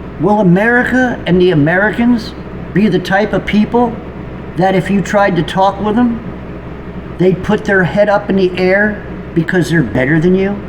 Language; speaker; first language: English; native; English